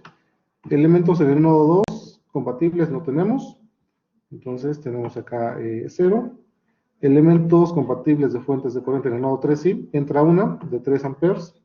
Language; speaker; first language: Spanish; native; Spanish